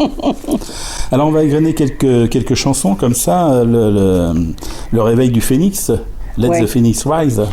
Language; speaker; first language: French; native; French